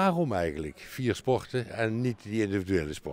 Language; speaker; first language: Dutch; native; Dutch